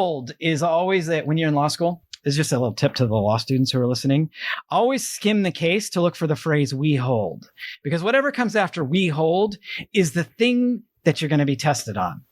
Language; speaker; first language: English; native; English